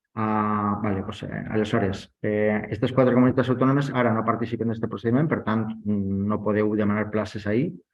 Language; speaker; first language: Catalan; native; Catalan